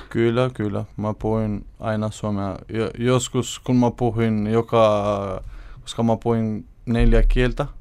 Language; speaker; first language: Finnish; non-native, fluent; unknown